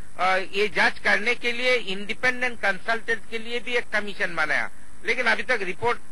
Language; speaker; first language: Hindi; non-native, local second language; Bangla